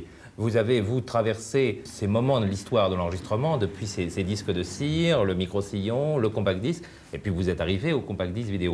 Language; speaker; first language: French; native; French